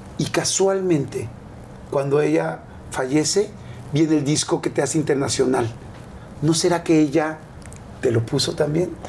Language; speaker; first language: Spanish; native; Spanish